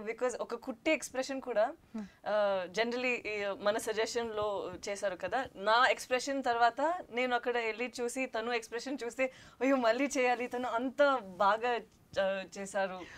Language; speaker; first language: Telugu; non-native, learner; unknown